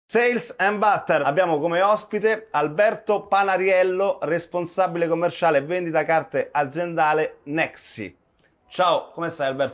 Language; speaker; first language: Italian; native; Italian